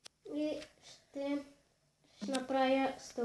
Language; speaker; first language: Bulgarian; native; Bulgarian